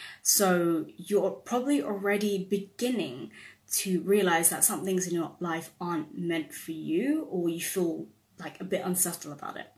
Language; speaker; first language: English; native; English